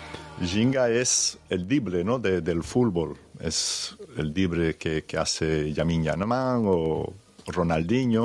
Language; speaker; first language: Spanish; early bilingual, heritage; Spanish